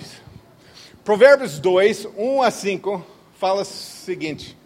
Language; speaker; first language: Portuguese; non-native, fluent; English